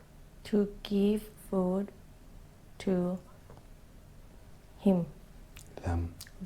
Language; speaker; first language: English; non-native, learner; Thai